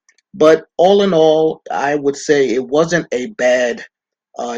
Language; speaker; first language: English; native; English